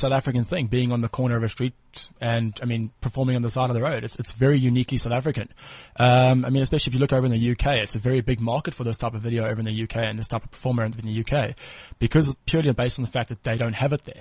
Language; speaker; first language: English; native; English